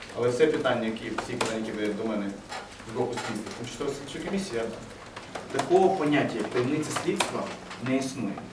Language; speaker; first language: Ukrainian; early bilingual, other home language; Persian